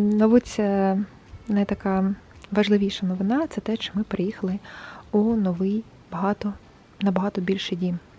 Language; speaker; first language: Ukrainian; non-native, local second language; Russian